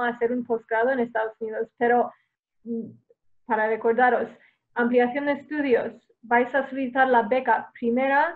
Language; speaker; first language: Spanish; non-native, fluent; English